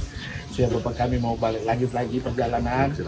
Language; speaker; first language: Indonesian; native; Indonesian